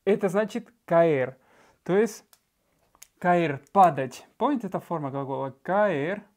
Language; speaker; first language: Russian; non-native, fluent; Spanish